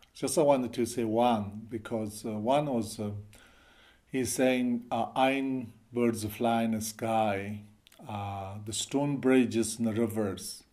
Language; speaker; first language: English; non-native, learner; Chinese